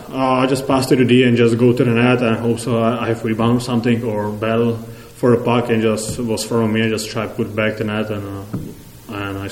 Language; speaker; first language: English; non-native, learner; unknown